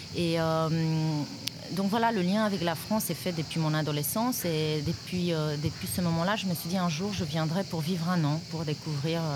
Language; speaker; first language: French; non-native, fluent; Romanian